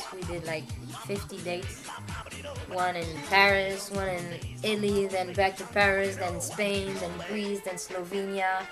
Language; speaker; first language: English; non-native, fluent; French